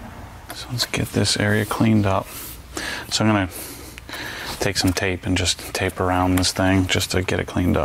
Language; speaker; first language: English; native; English